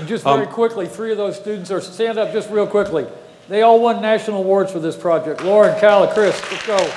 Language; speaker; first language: English; native; English